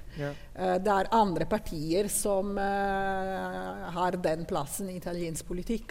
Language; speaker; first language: Norwegian; non-native, fluent; Italian